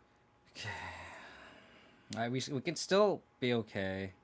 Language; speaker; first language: English; native; English